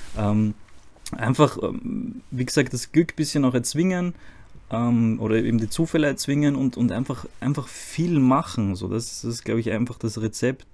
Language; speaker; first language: German; early bilingual, other home language; Croatian